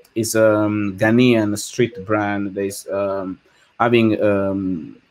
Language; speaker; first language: English; non-native, fluent; French